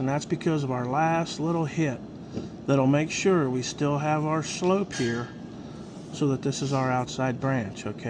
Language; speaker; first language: English; native; English